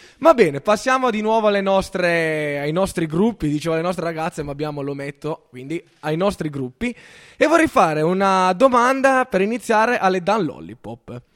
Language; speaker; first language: Italian; native; Italian